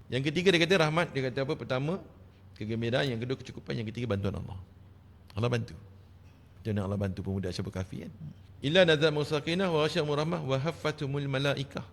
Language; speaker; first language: Malay; native; Malay